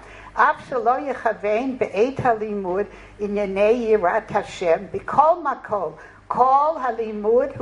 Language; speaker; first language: Hebrew; non-native, fluent; English